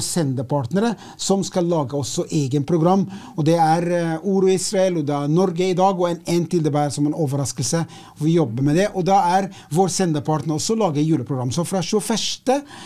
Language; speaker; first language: Swedish; non-native, fluent; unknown